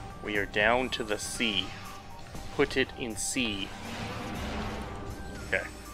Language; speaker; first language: English; native; English